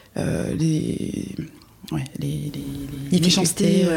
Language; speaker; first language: French; native; French